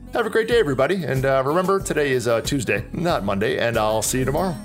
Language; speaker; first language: English; native; English